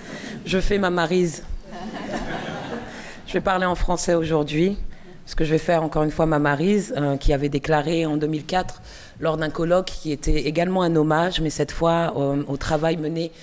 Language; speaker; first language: French; native; French